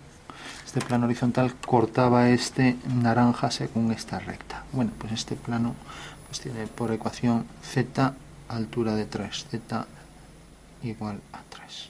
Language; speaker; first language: Spanish; native; Spanish